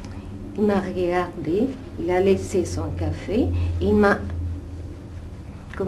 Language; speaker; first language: French; non-native, fluent; Italian